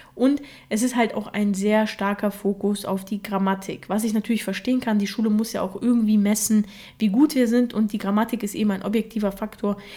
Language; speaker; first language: German; early bilingual, other home language; Russian